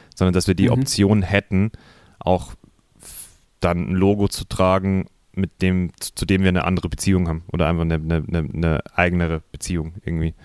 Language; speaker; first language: German; native; German